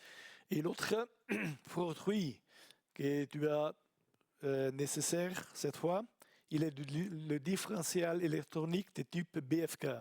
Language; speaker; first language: French; non-native, learner; Italian